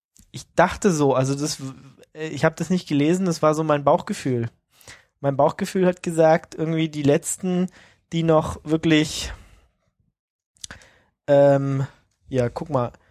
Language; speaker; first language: German; native; German